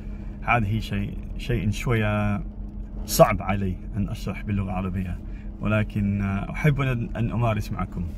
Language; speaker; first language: Arabic; non-native, learner; English